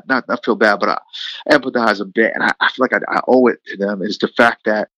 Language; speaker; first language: English; native; English